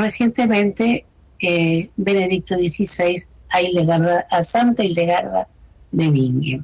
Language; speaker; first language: Spanish; native; Spanish